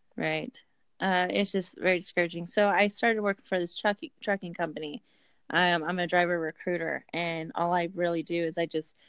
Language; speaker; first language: English; native; English